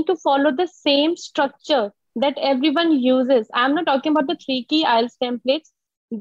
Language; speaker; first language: English; non-native, local second language; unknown